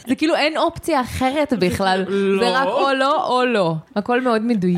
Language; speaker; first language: Hebrew; native; Hebrew